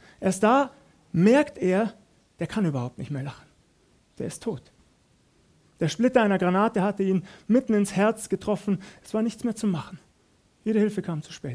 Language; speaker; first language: German; native; German